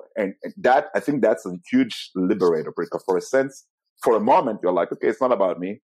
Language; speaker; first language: English; non-native, fluent; Italian